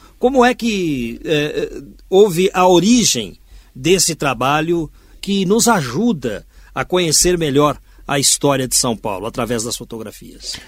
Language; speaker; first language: Portuguese; native; Portuguese